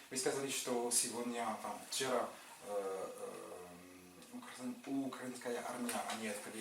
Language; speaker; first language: Russian; non-native, fluent; French